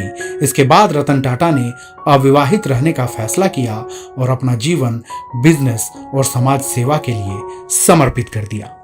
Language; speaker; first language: Hindi; native; Hindi